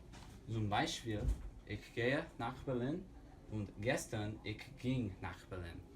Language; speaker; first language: German; non-native, learner; English